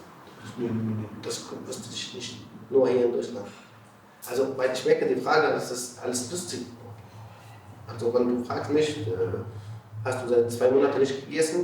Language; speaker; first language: German; non-native, learner; Arabic